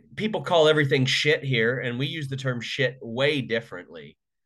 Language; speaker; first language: English; native; English